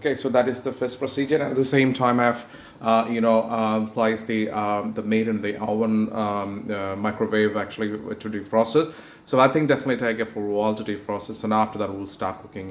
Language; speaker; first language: English; non-native, local second language; Malayalam